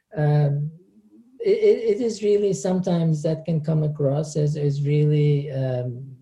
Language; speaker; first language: English; non-native, fluent; Turkish